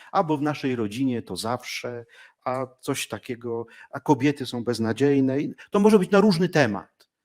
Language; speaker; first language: Polish; native; Polish